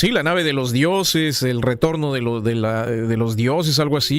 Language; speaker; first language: Spanish; native; Spanish